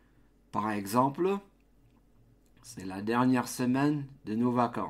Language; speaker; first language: French; non-native, fluent; English